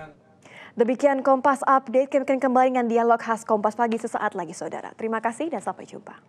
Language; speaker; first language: Indonesian; native; Indonesian